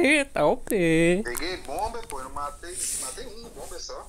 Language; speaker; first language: Portuguese; native; Portuguese